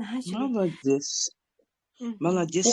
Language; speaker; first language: Russian; non-native, local second language; Yakut